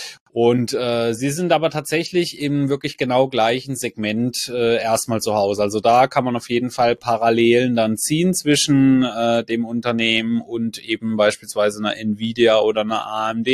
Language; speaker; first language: German; native; German